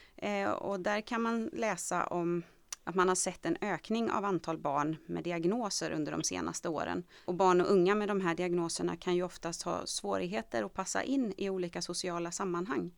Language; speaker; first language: Swedish; native; Swedish